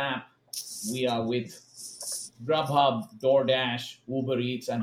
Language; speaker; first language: English; non-native, local second language; Hindi